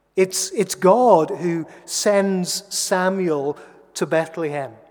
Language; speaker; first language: English; native; English